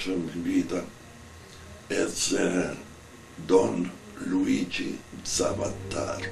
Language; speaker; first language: Spanish; non-native, fluent; Italian